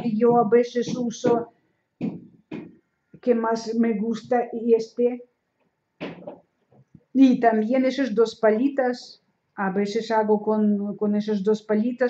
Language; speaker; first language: Spanish; non-native, learner; Russian